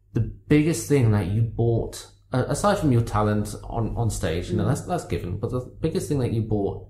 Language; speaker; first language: English; native; English